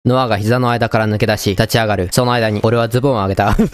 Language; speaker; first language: Japanese; native; Japanese